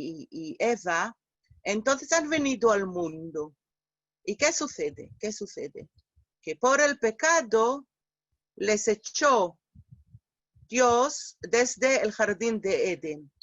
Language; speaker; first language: Spanish; non-native, fluent; Hebrew